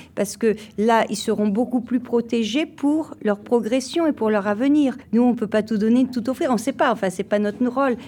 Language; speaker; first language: French; native; French